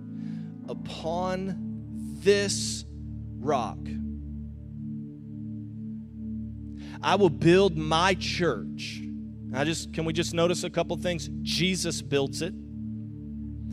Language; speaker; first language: English; native; English